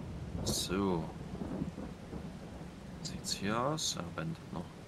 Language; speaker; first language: German; native; German